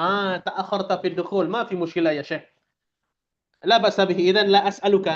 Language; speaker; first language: Arabic; non-native, fluent; Indonesian